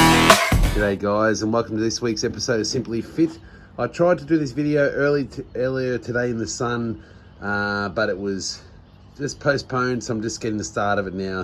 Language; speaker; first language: English; native; English